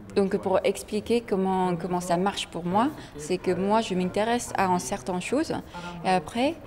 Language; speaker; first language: French; non-native, fluent; Korean